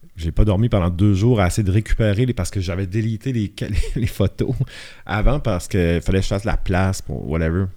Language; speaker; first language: French; native; French